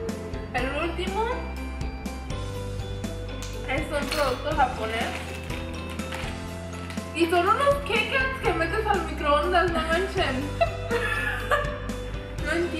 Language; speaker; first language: Spanish; early bilingual, other home language; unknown